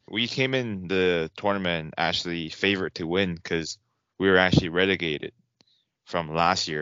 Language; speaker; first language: English; non-native, fluent; Chinese